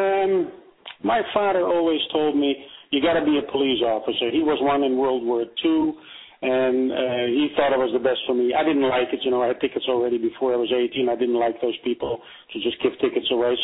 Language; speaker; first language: English; non-native, fluent; Dutch